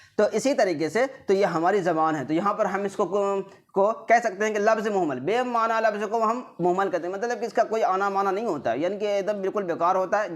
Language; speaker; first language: Urdu; native; Urdu